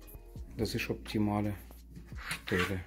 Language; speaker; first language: German; non-native, learner; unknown